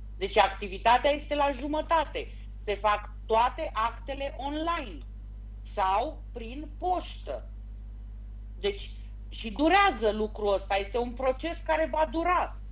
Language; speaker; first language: Romanian; native; Romanian